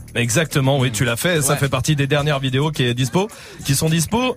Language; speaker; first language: French; non-native, fluent; English